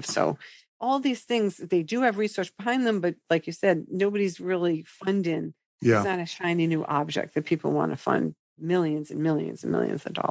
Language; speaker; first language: English; native; English